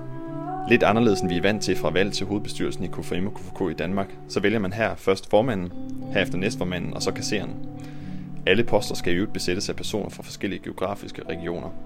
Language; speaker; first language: Danish; native; Danish